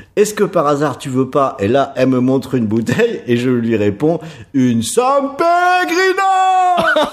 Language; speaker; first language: French; native; French